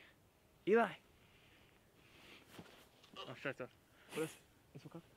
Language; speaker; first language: German; non-native, local second language; Luxembourgish